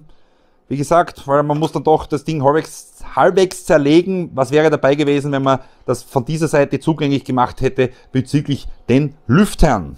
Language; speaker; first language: German; native; German